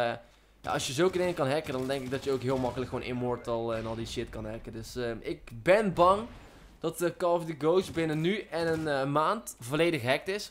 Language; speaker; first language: Dutch; native; Dutch